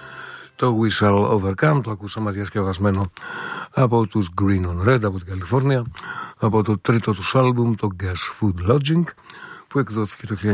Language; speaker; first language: Greek; native; Greek